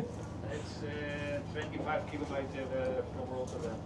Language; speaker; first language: English; non-native, learner; Dutch